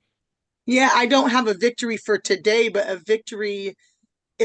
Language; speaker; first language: English; native; English